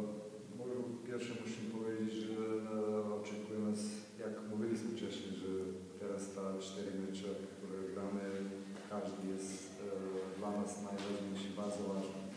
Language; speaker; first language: Polish; non-native, fluent; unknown